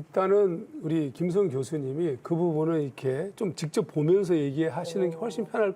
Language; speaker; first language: Korean; native; Korean